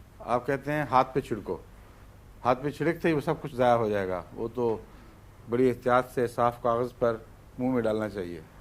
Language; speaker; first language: Urdu; native; Urdu